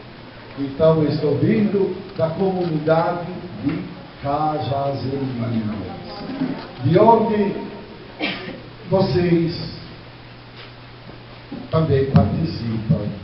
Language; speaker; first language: Portuguese; non-native, fluent; Italian